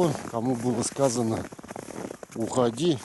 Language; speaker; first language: Russian; native; Russian